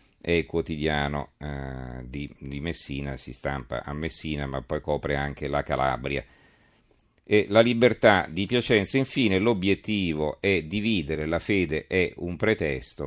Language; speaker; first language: Italian; native; Italian